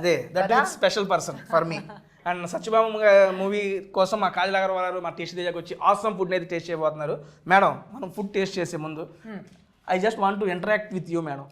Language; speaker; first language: Telugu; native; Telugu